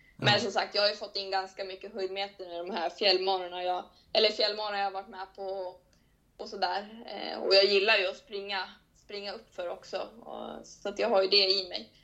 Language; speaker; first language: Swedish; native; Swedish